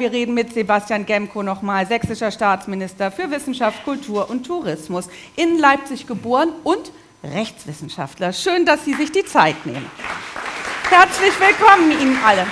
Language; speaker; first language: German; native; German